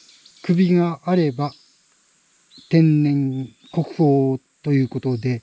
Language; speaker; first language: Japanese; native; Japanese